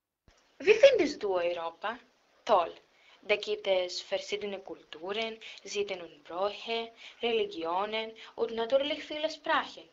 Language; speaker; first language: German; non-native, learner; Greek